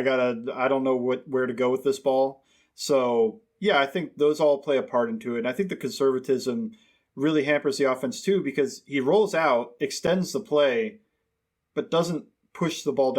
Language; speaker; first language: English; native; English